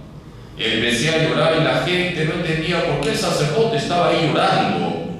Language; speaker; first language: Spanish; native; Spanish